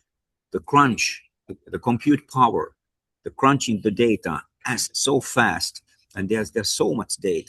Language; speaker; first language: English; non-native, fluent; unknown